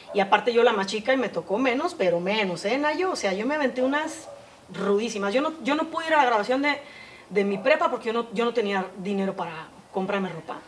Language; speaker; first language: Spanish; native; Spanish